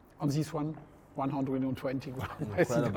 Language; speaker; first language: English; non-native, learner; French